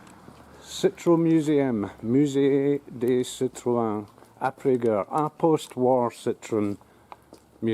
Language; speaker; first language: French; non-native, learner; English